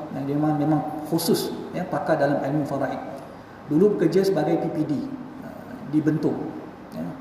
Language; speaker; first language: Malay; native; Malay